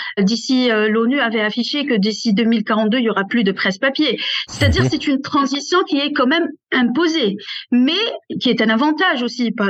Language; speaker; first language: French; non-native, local second language; Arabic